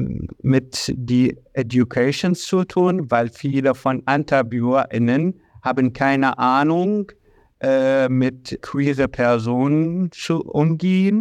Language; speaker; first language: German; non-native, learner; Arabic